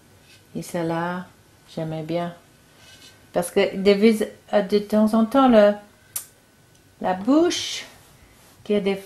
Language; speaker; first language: French; non-native, learner; English